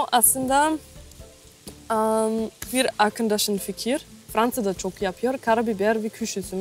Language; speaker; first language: Turkish; non-native, learner; German